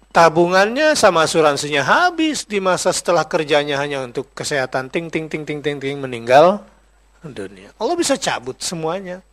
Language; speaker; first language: Indonesian; non-native, local second language; Madurese